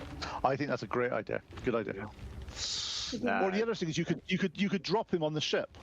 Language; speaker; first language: English; native; English